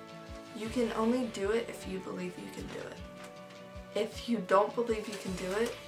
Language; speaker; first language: English; native; English